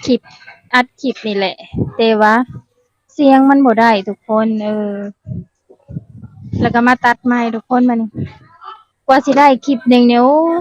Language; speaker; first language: Thai; non-native, local second language; Northeastern Thai